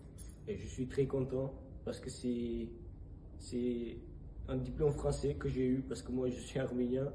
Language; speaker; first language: French; non-native, fluent; Armenian